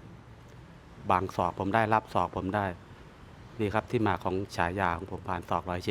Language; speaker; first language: Thai; native; Thai